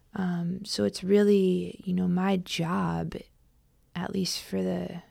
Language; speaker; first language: English; native; English